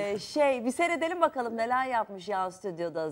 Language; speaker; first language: Turkish; native; Turkish